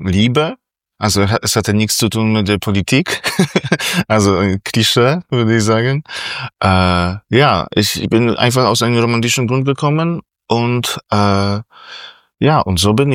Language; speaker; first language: German; non-native, fluent; Polish